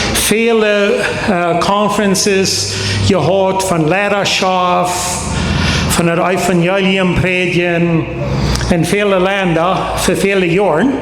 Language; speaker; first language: German; non-native, learner; Plautdietsch